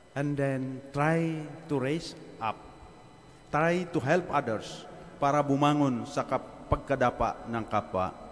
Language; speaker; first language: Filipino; non-native, fluent; Indonesian